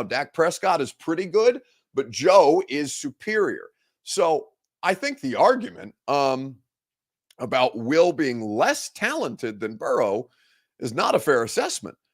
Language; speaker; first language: English; native; English